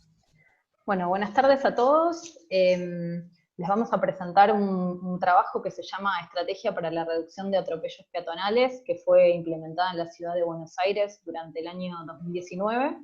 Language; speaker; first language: Spanish; native; Spanish